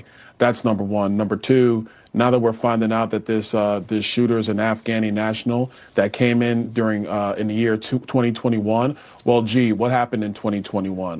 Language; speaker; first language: English; native; English